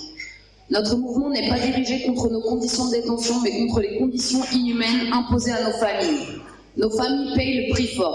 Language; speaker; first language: French; native; French